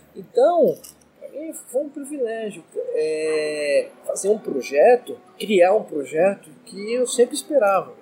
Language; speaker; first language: Portuguese; native; Portuguese